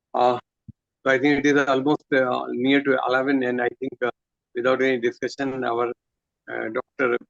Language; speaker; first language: English; non-native, local second language; Hindi